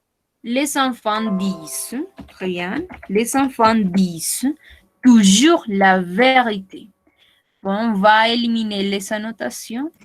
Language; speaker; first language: French; non-native, fluent; Spanish